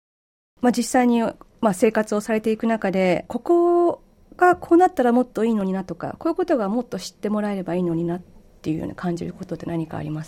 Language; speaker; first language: Japanese; native; Japanese